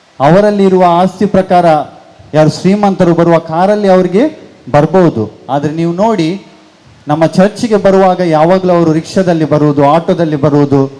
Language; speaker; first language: Kannada; non-native, local second language; Konkani